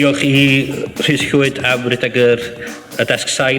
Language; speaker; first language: Welsh; native; Welsh